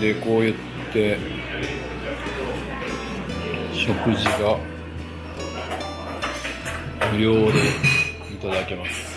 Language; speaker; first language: Japanese; native; Japanese